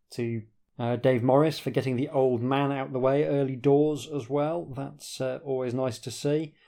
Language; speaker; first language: English; native; English